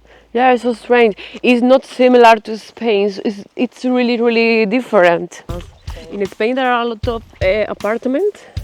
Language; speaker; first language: English; non-native, learner; Spanish